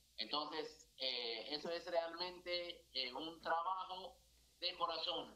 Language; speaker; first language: Spanish; non-native, fluent; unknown